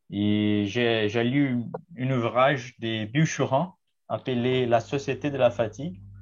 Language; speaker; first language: French; non-native, fluent; Portuguese